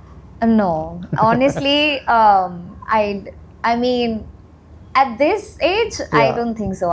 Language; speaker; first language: English; non-native, local second language; Hindi